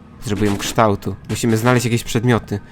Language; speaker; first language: Polish; native; Polish